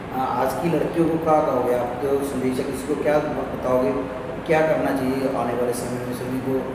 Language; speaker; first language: Hindi; non-native, local second language; Punjabi